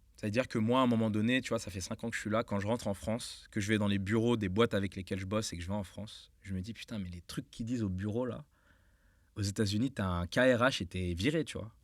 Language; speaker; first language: French; native; French